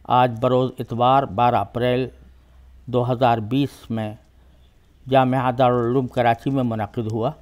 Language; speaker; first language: Urdu; native; Urdu